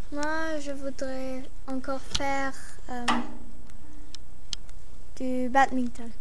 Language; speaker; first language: French; non-native, local second language; Luxembourgish